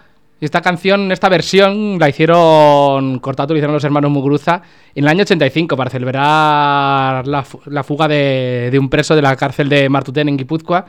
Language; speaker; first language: Spanish; native; Spanish